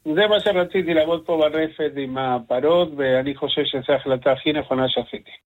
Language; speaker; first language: Hebrew; non-native, fluent; Spanish